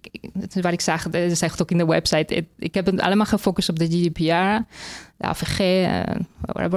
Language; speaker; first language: Dutch; non-native, fluent; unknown